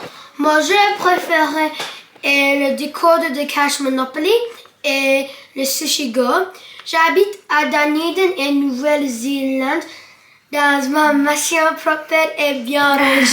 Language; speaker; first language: French; non-native, learner; English